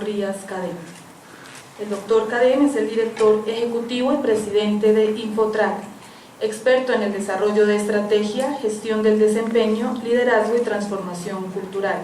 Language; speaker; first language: Spanish; native; Spanish